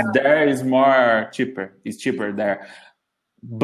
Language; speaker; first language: English; non-native, learner; Portuguese